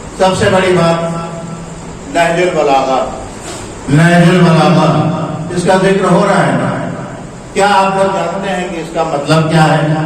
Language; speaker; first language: Urdu; native; Urdu